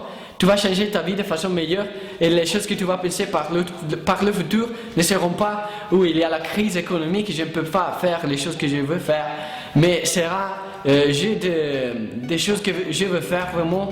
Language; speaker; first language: French; non-native, learner; Italian